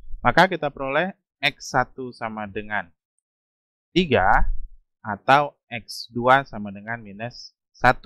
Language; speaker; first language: Indonesian; native; Indonesian